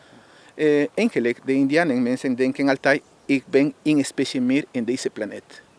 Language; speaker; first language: Dutch; non-native, learner; Spanish